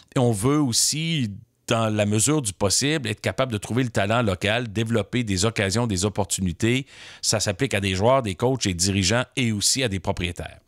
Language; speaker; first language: French; native; French